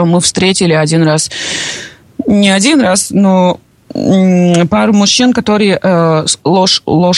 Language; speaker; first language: Russian; non-native, local second language; Latvian